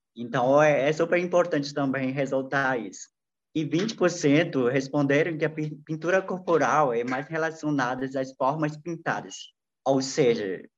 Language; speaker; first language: Portuguese; non-native, local second language; Ticuna